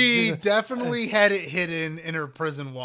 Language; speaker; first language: English; native; English